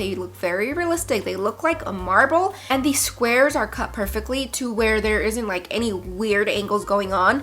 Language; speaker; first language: English; native; English